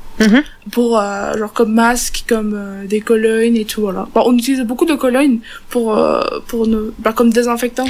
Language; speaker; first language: French; non-native, learner; Turkish